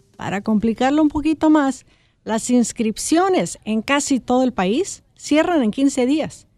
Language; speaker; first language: Spanish; native; Spanish